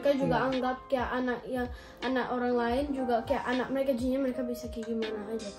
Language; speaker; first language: Indonesian; early bilingual, heritage; Indonesian